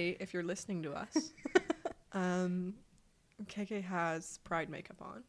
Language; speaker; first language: English; native; English